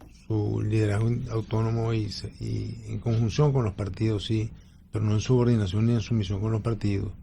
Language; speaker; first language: Spanish; native; Spanish